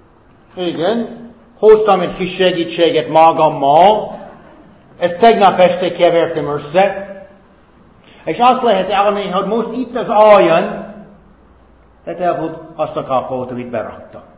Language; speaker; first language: Hungarian; non-native, fluent; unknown